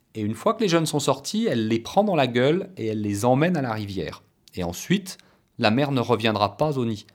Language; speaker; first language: French; native; French